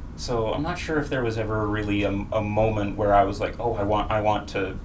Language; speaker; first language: English; native; English